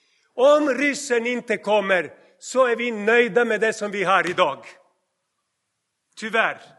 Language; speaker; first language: Swedish; non-native, fluent; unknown